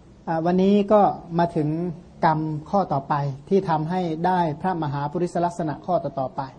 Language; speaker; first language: Thai; non-native, local second language; Khmer